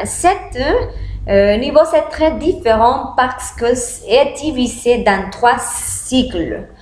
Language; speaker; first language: French; non-native, learner; Spanish